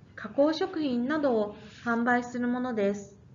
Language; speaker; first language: Japanese; native; Japanese